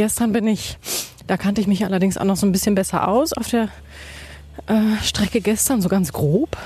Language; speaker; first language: German; native; German